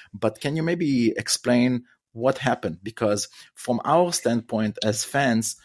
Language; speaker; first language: English; non-native, fluent; Hebrew